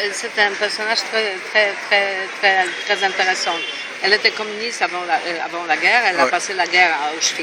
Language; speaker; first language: French; non-native, fluent; Polish